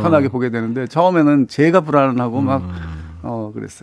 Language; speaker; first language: Korean; native; Korean